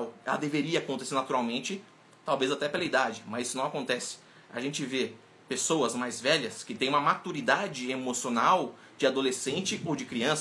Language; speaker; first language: Portuguese; native; Portuguese